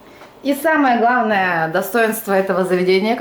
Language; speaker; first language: Russian; native; Russian